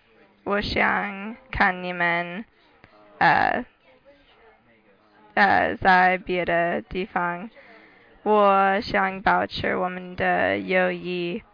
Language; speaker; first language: Chinese; non-native, learner; English